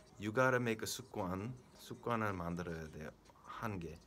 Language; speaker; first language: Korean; early bilingual, heritage; Korean